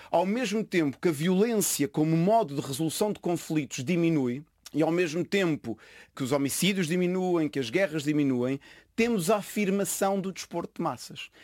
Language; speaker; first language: Portuguese; early bilingual, other home language; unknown